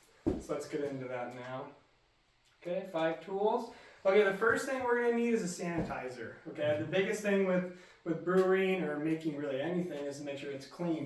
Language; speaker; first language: English; native; English